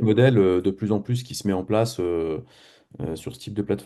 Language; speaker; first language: French; native; French